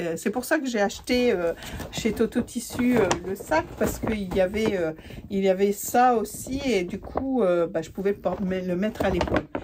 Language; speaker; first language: French; native; French